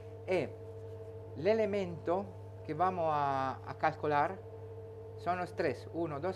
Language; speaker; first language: Spanish; non-native, learner; Italian